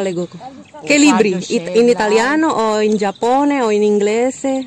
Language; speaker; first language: Italian; non-native, learner; Indonesian